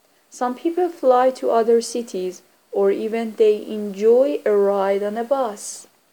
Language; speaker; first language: English; non-native, fluent; Persian